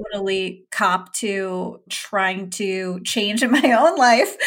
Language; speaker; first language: English; early bilingual, other home language; Urdu